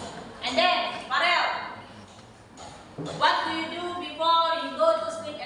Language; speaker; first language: English; non-native, learner; Indonesian